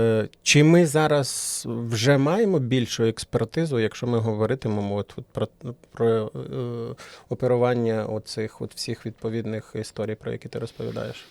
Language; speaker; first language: Ukrainian; native; Ukrainian